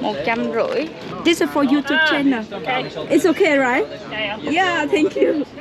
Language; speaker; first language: English; non-native, learner; Vietnamese